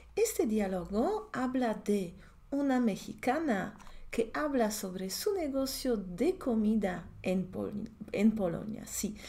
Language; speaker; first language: Spanish; non-native, fluent; Polish